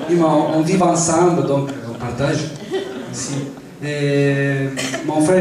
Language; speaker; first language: French; non-native, fluent; Italian